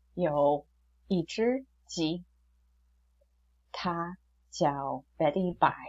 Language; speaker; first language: Chinese; non-native, fluent; English